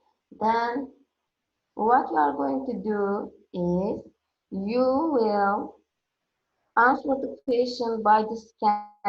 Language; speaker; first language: English; non-native, fluent; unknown